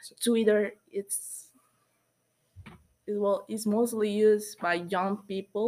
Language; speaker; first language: English; non-native, learner; Spanish